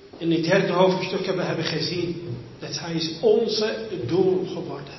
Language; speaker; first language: Dutch; non-native, fluent; French